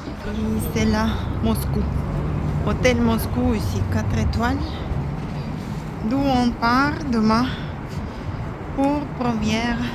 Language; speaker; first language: French; non-native, fluent; Russian